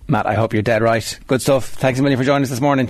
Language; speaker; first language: English; native; English